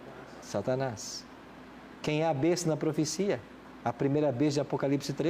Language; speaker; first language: Portuguese; native; Portuguese